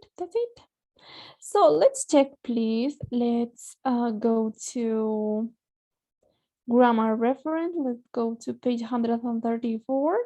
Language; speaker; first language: English; non-native, fluent; Spanish